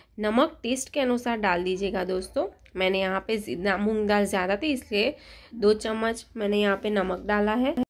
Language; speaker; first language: Hindi; non-native, local second language; Gujarati